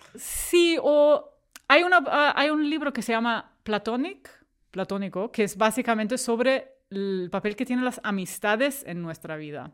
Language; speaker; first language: Spanish; non-native, fluent; German